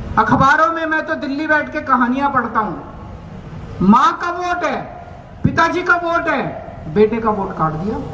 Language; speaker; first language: Hindi; native; Hindi